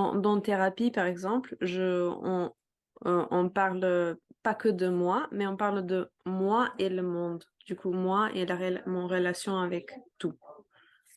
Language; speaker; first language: French; non-native, fluent; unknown